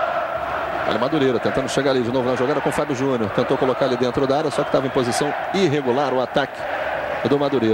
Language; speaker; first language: Portuguese; native; Portuguese